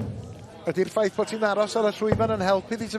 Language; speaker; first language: Welsh; native; Welsh